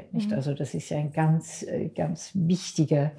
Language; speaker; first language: German; native; German